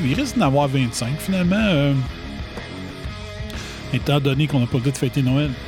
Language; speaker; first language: French; native; French